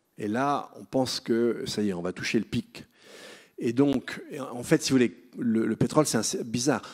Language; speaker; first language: French; native; French